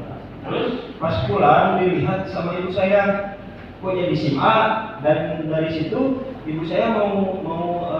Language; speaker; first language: Indonesian; non-native, local second language; Sundanese